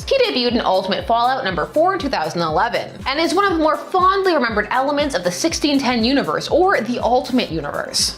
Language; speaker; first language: English; native; English